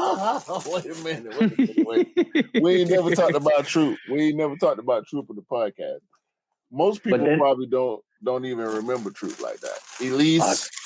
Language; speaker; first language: English; native; English